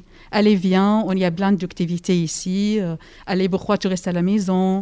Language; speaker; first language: French; non-native, learner; Arabic